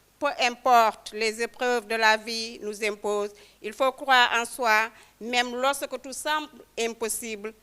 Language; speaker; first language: French; non-native, local second language; Wolof